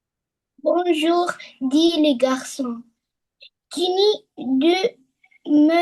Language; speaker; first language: French; non-native, learner; Arabic